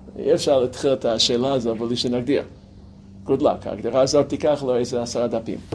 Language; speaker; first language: Hebrew; non-native, fluent; English